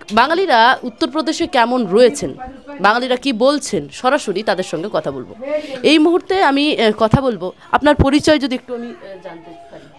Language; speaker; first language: Bangla; native; Bangla